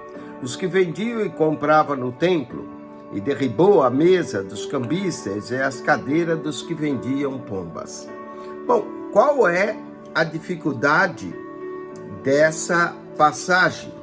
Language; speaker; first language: Portuguese; native; Portuguese